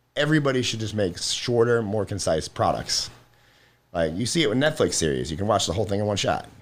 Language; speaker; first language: English; native; English